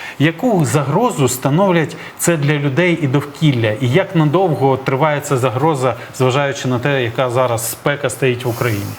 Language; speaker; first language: Ukrainian; native; Ukrainian